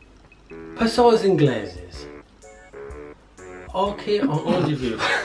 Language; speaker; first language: Portuguese; non-native, learner; English